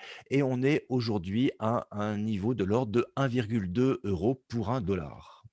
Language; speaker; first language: French; native; French